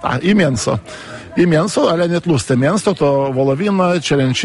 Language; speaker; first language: Polish; non-native, fluent; Lithuanian